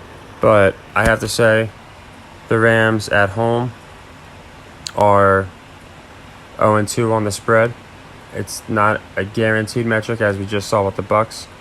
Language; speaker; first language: English; native; English